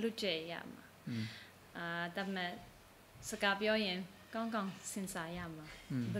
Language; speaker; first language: Burmese; non-native, learner; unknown